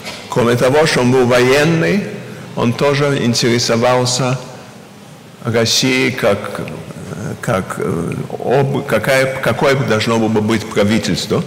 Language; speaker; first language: Russian; early bilingual, heritage; Russian